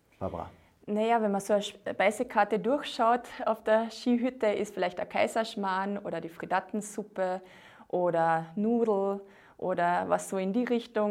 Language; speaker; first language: German; native; German